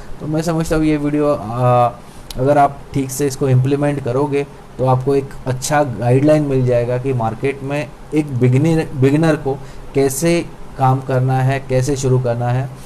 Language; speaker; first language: Hindi; non-native, local second language; Marathi